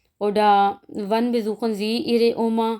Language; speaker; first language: German; non-native, learner; Urdu